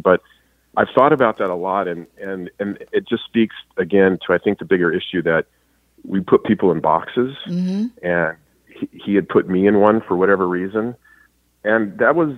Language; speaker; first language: English; native; English